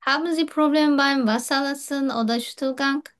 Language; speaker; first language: German; non-native, learner; Turkish